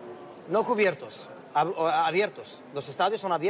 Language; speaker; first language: Spanish; non-native, learner; Arabic